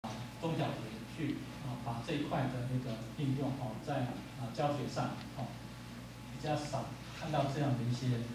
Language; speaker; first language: Chinese; native; Chinese